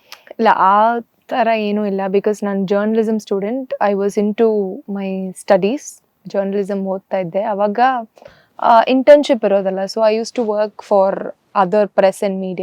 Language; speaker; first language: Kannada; early bilingual, heritage; Kannada